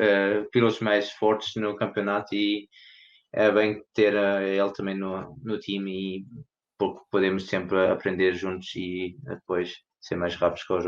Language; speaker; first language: Portuguese; early bilingual, heritage; Portuguese